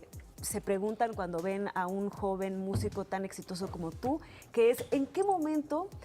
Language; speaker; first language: Spanish; native; Spanish